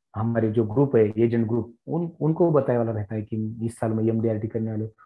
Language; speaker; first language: Hindi; non-native, local second language; Marathi